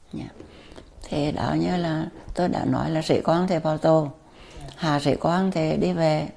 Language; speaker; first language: Vietnamese; native; Vietnamese